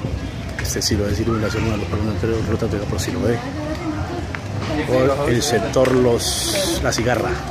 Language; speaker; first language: Spanish; native; Spanish